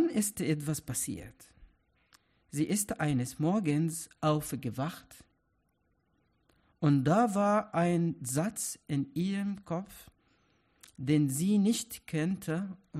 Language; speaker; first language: German; non-native, fluent; Arabic